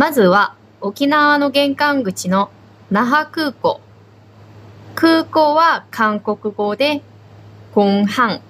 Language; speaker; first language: Japanese; non-native, fluent; Chinese